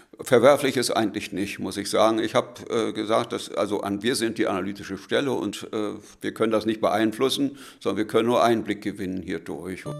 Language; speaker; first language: German; native; German